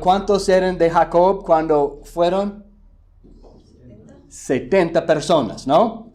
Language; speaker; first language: Spanish; non-native, fluent; English